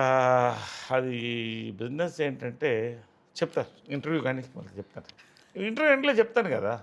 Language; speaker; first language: Telugu; native; Telugu